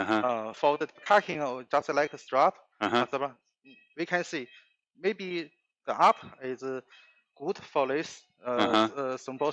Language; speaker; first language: English; non-native, learner; Chinese